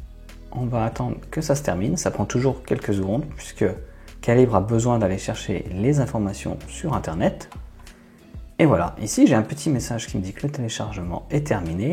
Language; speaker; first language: French; native; French